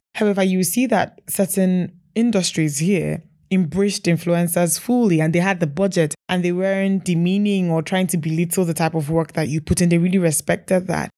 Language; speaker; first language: English; non-native, local second language; Igbo